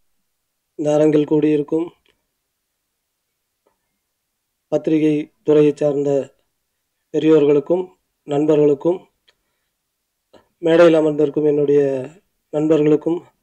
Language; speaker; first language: Tamil; native; Tamil